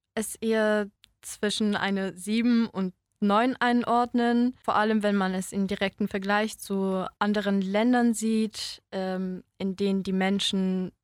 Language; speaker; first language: German; early bilingual, other home language; Polish